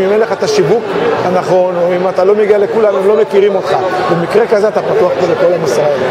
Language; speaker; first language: Hebrew; native; Hebrew